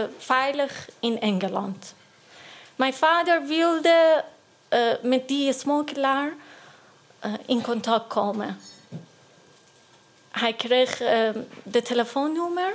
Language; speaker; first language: Dutch; non-native, learner; Persian